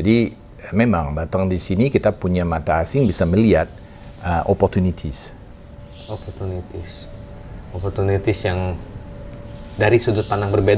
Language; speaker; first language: Indonesian; non-native, fluent; French